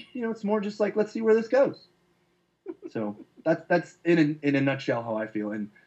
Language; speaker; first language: English; native; English